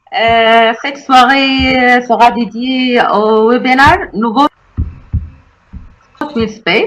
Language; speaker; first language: French; non-native, local second language; Arabic